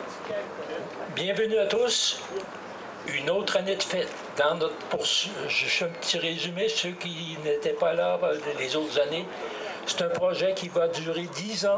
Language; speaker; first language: French; native; French